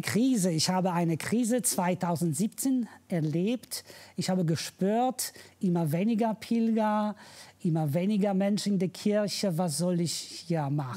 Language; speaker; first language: German; non-native, fluent; Polish